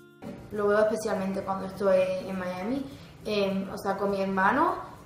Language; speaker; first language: Spanish; early bilingual, heritage; Spanish